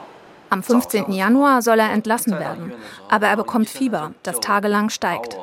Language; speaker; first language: German; native; German